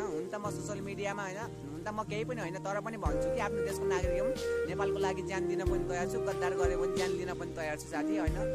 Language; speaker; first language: Nepali; native; Nepali